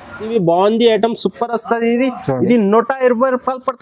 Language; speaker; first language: Telugu; non-native, local second language; Urdu